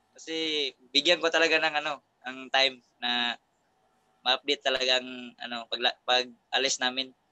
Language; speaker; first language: Filipino; non-native, local second language; Cebuano